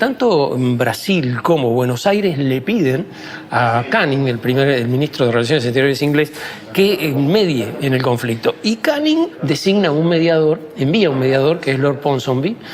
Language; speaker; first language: Spanish; native; Spanish